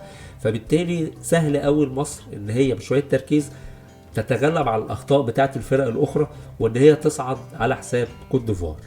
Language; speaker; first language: Arabic; native; Arabic